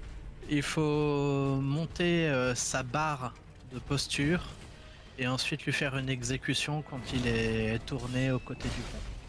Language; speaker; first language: French; native; French